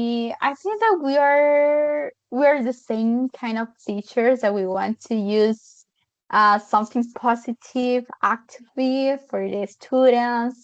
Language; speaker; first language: English; non-native, fluent; Spanish